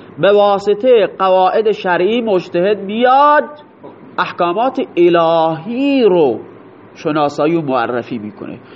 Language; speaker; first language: Persian; non-native, local second language; Baluchi